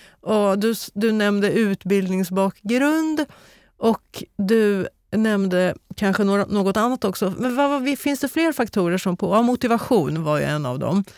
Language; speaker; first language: Swedish; native; Swedish